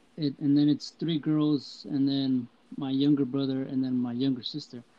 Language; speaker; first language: English; early bilingual, heritage; Spanish